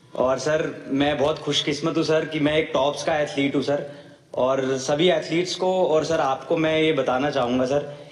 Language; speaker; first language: Hindi; native; Hindi